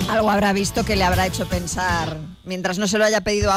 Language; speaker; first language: Spanish; native; Spanish